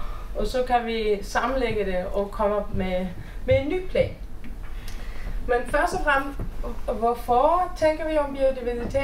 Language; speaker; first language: Danish; non-native, fluent; German